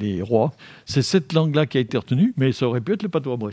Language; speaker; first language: French; native; French